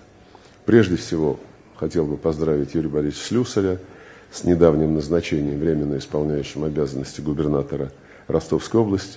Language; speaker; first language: Russian; native; Russian